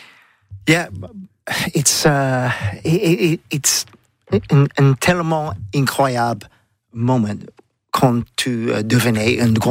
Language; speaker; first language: French; non-native, learner; English